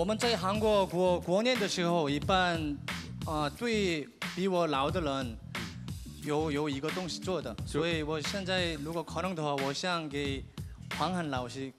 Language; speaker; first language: Chinese; non-native, learner; Korean